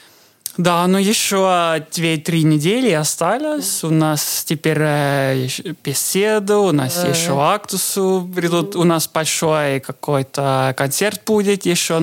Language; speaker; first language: Russian; non-native, learner; Estonian